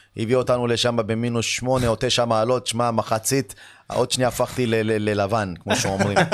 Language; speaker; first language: Hebrew; early bilingual, other home language; Amharic